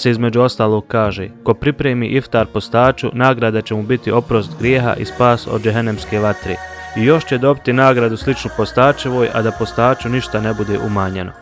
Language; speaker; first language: Bosnian; native; Bosnian